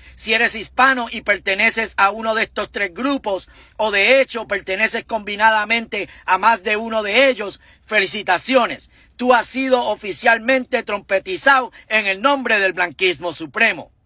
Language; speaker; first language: English; non-native, fluent; Spanish